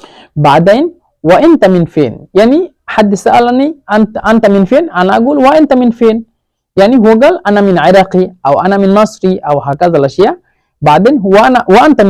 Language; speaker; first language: Arabic; non-native, learner; Bangla